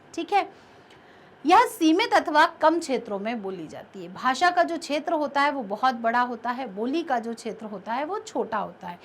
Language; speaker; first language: Hindi; native; Hindi